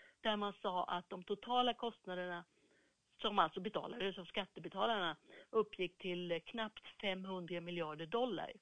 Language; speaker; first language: Swedish; native; Swedish